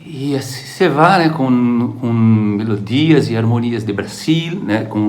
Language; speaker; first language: Spanish; non-native, fluent; Portuguese